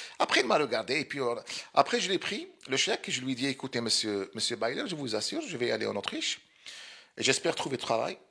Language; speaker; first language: French; non-native, local second language; Arabic